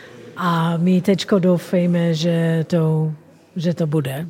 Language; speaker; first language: Czech; non-native, fluent; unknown